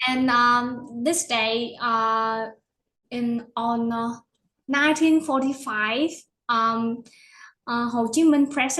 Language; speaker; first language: English; non-native, learner; Vietnamese